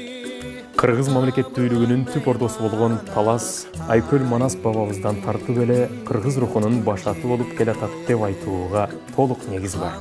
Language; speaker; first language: Kyrgyz; native; Kyrgyz